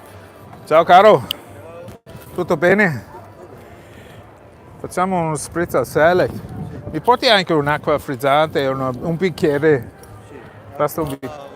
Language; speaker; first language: Italian; non-native, fluent; English